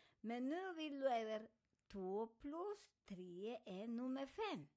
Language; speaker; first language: Swedish; non-native, fluent; Spanish